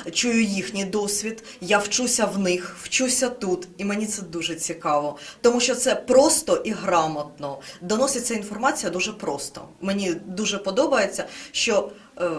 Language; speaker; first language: Ukrainian; non-native, local second language; Russian